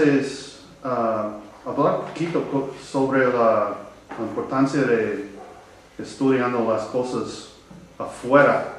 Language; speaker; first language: Spanish; non-native, learner; English